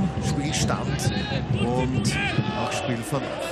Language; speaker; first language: German; native; German